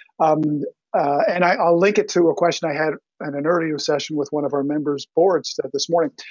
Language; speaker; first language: English; native; English